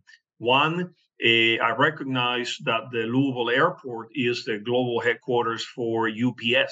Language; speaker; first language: English; non-native, fluent; Spanish